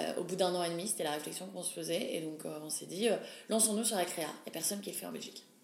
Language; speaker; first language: French; native; French